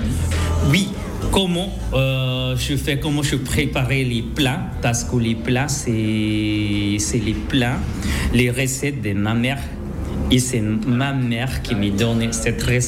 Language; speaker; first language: French; non-native, learner; Spanish